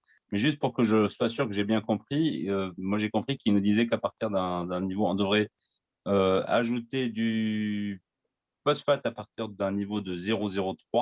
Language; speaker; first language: French; native; French